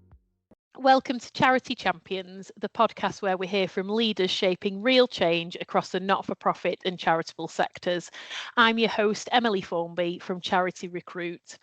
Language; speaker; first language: English; native; English